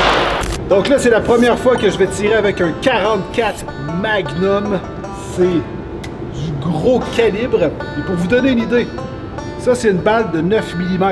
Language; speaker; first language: French; native; French